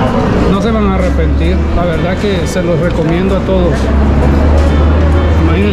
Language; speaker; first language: Spanish; native; Spanish